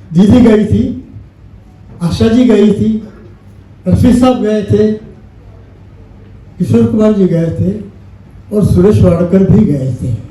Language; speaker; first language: Hindi; non-native, local second language; Marathi